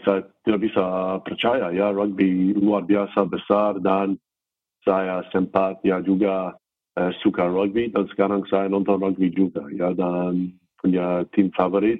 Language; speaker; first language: Indonesian; non-native, fluent; English